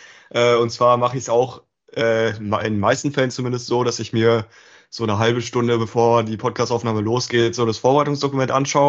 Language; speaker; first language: German; native; German